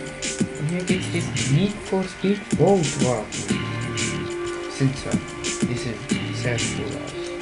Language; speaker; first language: German; non-native, learner; Spanish